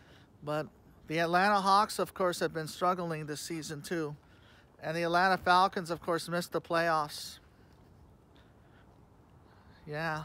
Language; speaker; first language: English; native; English